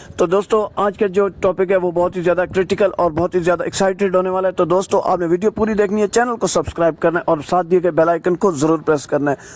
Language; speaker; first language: Urdu; non-native, local second language; Sindhi